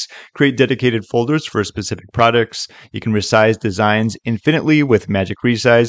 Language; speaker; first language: English; native; English